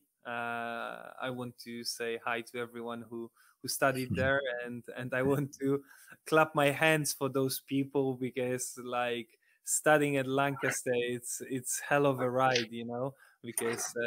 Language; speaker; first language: English; non-native, fluent; Polish